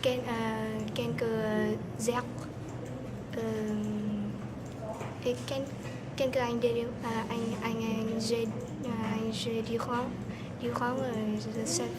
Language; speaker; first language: French; non-native, learner; Vietnamese